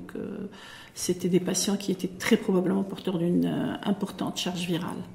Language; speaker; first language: French; non-native, local second language; Arabic